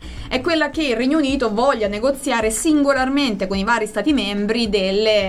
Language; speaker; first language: Italian; native; Italian